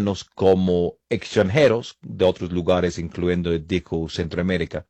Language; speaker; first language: Spanish; non-native, fluent; English